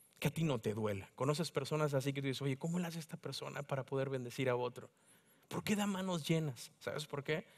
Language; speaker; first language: Spanish; native; Spanish